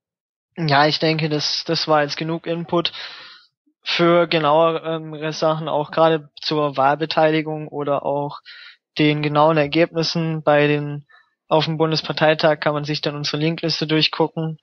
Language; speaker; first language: German; native; German